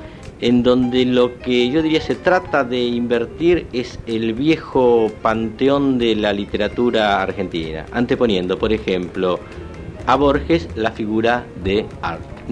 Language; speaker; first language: Spanish; native; Spanish